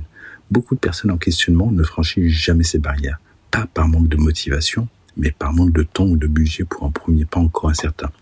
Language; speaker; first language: French; native; French